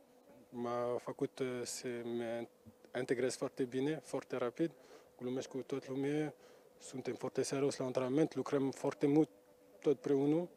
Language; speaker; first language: Romanian; non-native, learner; French